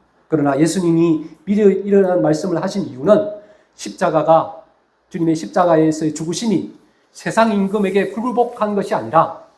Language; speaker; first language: Korean; native; Korean